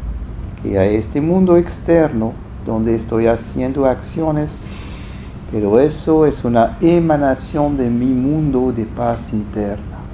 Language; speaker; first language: Spanish; non-native, fluent; French